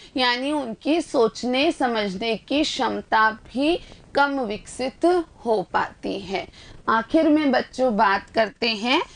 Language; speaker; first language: Hindi; native; Hindi